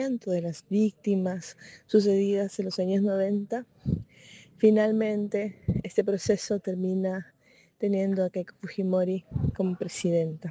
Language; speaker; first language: Spanish; native; Spanish